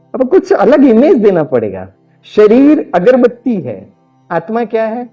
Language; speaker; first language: Hindi; non-native, local second language; Malayalam